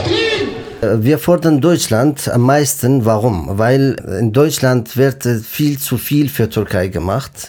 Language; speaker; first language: German; non-native, fluent; Kurdish